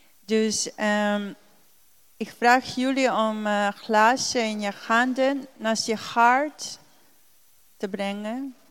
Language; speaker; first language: Dutch; non-native, learner; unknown